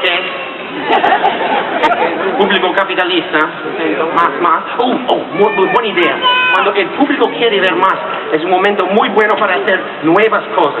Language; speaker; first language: Spanish; non-native, fluent; Italian